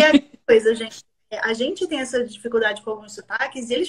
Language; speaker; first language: Portuguese; native; Portuguese